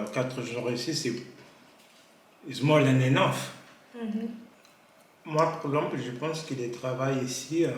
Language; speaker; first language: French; non-native, learner; Kabuverdianu